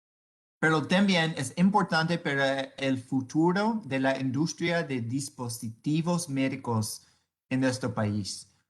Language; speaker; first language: Spanish; non-native, fluent; English